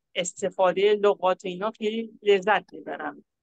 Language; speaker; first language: Persian; non-native, fluent; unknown